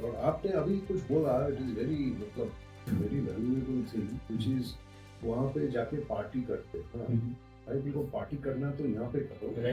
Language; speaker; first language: Hindi; non-native, local second language; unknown